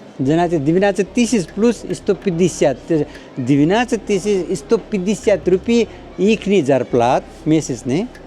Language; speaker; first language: Russian; non-native, fluent; Nepali